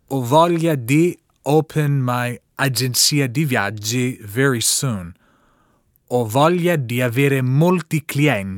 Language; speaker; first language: Italian; non-native, learner; English